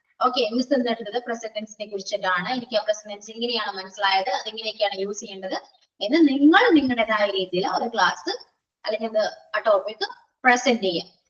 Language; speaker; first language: Malayalam; native; Malayalam